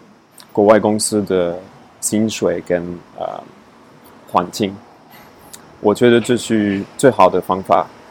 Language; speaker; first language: Chinese; non-native, fluent; French